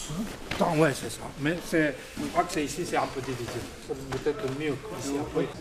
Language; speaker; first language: French; non-native, learner; Japanese